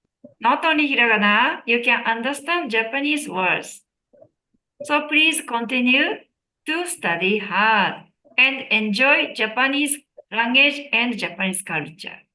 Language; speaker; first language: English; non-native, learner; Japanese